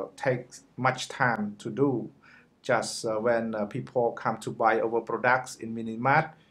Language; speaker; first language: English; non-native, learner; Khmer